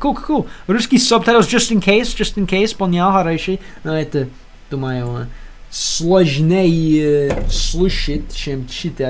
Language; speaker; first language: Russian; non-native, learner; English